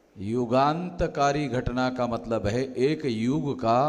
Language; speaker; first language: Hindi; non-native, local second language; Marathi